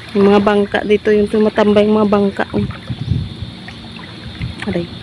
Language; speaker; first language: Filipino; non-native, local second language; Cebuano